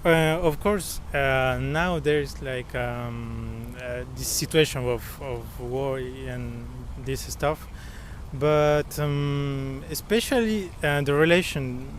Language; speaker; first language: English; non-native, learner; Spanish